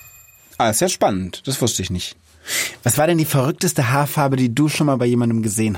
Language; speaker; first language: German; native; German